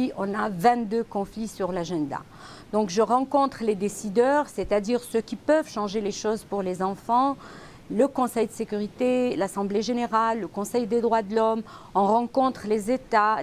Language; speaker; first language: French; non-native, local second language; Arabic